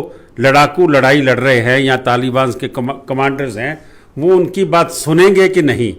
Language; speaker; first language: Hindi; non-native, local second language; Punjabi